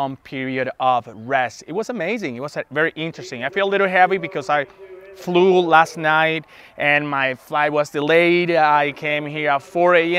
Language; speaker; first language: English; non-native, fluent; Spanish